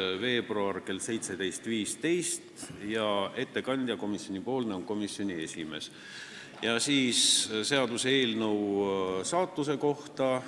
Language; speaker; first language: Estonian; non-native, local second language; Russian